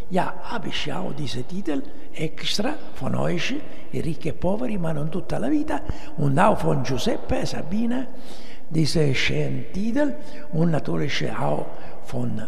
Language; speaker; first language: German; non-native, learner; Italian